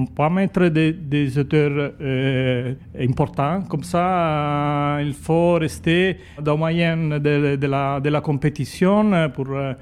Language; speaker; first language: French; non-native, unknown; Italian